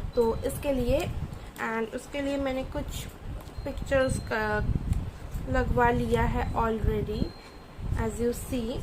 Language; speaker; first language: Hindi; non-native, local second language; Bangla